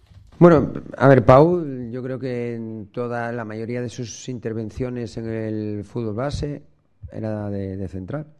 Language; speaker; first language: Spanish; native; Spanish